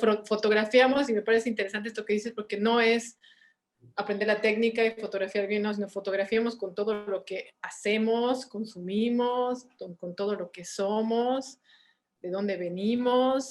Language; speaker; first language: Spanish; native; Spanish